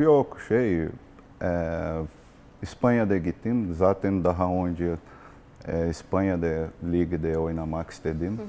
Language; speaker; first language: Turkish; non-native, learner; Portuguese